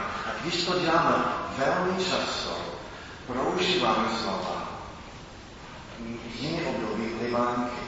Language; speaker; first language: Czech; non-native, fluent; English